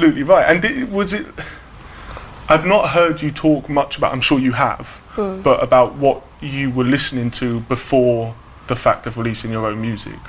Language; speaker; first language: English; native; English